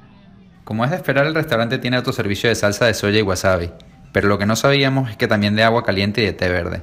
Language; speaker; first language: Spanish; native; Spanish